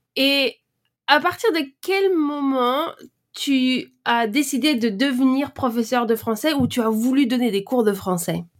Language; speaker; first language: French; native; French